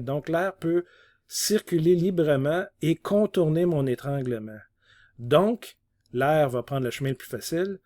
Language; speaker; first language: French; native; French